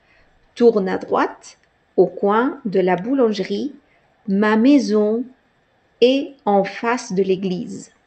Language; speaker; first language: French; non-native, fluent; Spanish